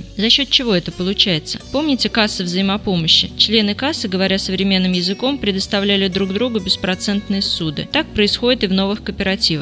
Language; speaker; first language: Russian; native; Russian